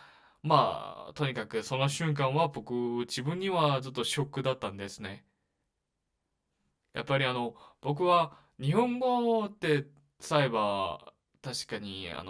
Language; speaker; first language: Japanese; non-native, learner; Korean